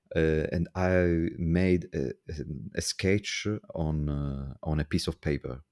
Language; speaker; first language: English; non-native, fluent; Italian